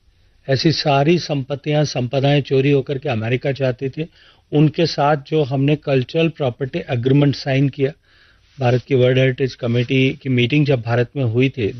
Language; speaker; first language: Hindi; native; Hindi